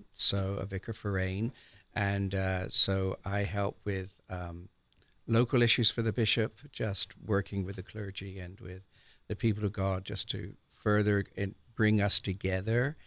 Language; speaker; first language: English; native; English